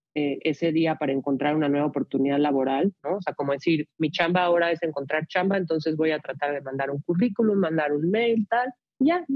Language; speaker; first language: Spanish; native; Spanish